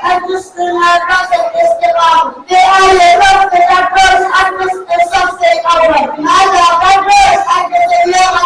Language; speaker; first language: Arabic; non-native, learner; Swahili